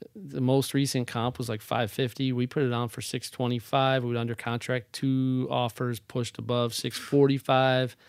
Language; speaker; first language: English; native; English